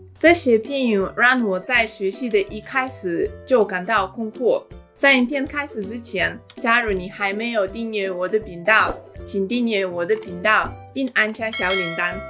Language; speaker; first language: Chinese; non-native, fluent; Russian